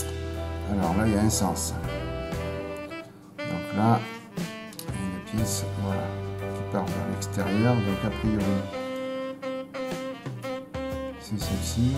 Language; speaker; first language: French; native; French